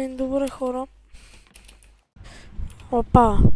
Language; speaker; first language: Bulgarian; native; Bulgarian